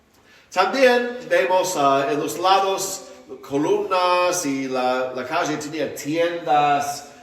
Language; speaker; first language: Spanish; non-native, fluent; English